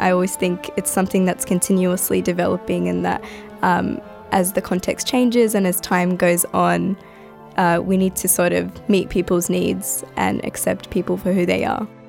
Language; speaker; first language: English; early bilingual, other home language; Arabic